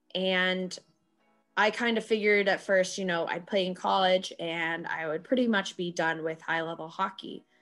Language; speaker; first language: English; native; English